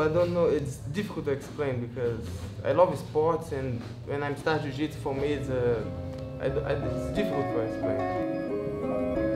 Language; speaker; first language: English; non-native, learner; Portuguese